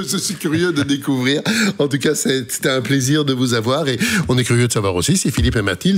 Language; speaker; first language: French; native; French